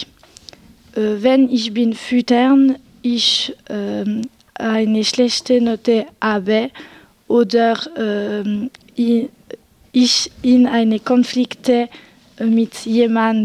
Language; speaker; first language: German; non-native, local second language; French